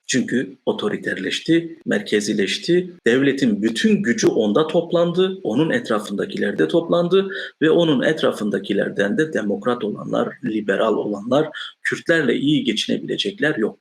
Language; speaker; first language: Turkish; non-native, local second language; Kurdish